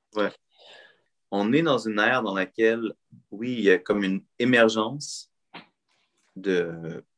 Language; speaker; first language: French; native; French